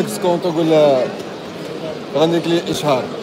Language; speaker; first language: Spanish; non-native, learner; Arabic